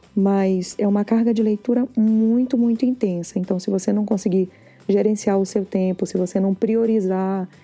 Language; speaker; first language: Portuguese; native; Portuguese